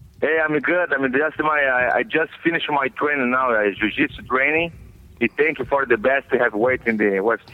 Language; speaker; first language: English; non-native, learner; Portuguese